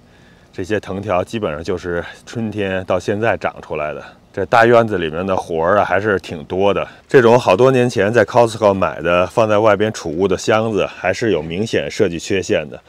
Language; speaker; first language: Chinese; native; Chinese